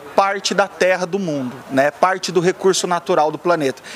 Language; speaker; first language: Portuguese; native; Portuguese